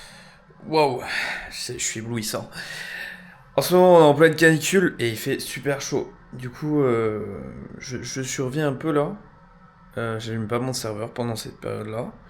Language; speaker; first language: French; native; French